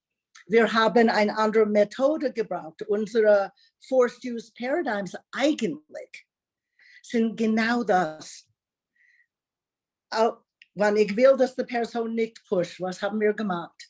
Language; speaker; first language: German; non-native, learner; English